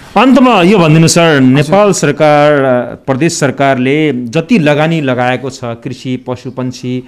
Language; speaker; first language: Nepali; native; Nepali